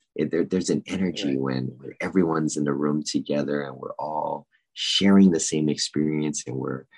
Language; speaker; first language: English; native; English